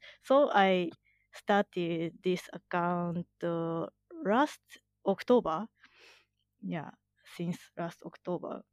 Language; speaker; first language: English; non-native, learner; Japanese